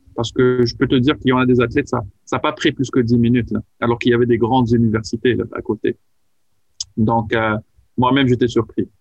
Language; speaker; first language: French; non-native, local second language; Arabic